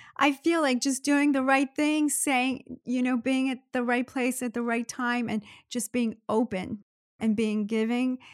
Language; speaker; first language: English; early bilingual, other home language; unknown